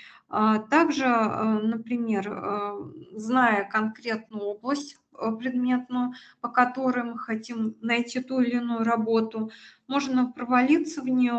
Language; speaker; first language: Russian; native; Russian